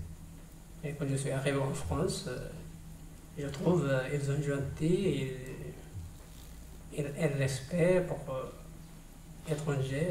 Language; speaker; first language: French; non-native, learner; Tigrinya